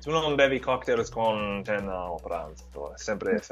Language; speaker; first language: Italian; non-native, fluent; English